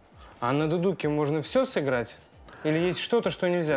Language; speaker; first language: Russian; native; Russian